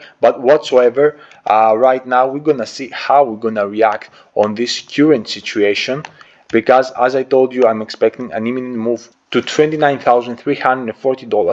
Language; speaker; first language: English; non-native, fluent; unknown